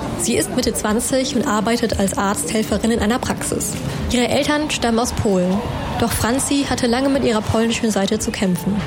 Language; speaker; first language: German; native; German